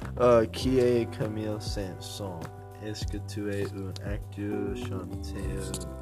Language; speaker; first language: French; non-native, learner; English